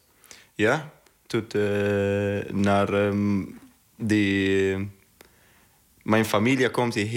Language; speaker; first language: Dutch; non-native, learner; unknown